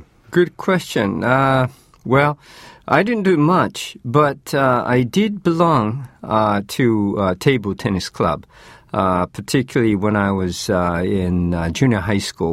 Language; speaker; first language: English; non-native, fluent; Japanese